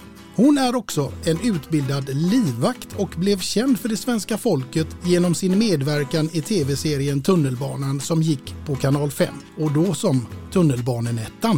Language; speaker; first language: Swedish; native; Swedish